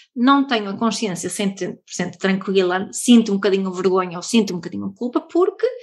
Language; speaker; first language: Portuguese; non-native, fluent; Swedish